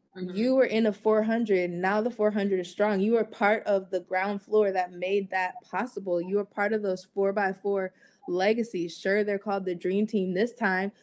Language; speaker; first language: English; native; English